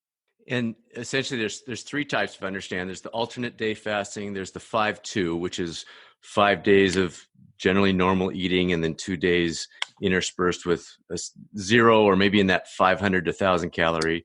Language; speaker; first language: English; native; English